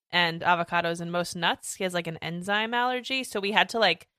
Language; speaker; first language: English; native; English